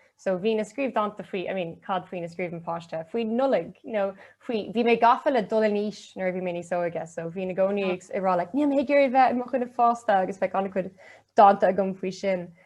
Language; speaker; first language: Irish; non-native, local second language; English